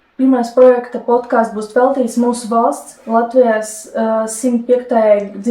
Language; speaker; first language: Latvian; non-native, local second language; Russian